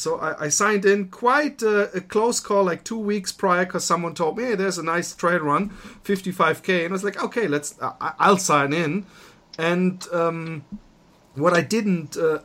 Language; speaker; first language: English; non-native, fluent; German